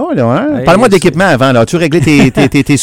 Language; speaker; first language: French; native; French